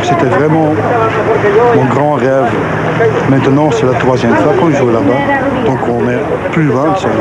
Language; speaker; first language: French; non-native, local second language; Dutch